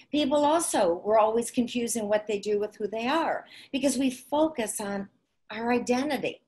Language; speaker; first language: English; native; English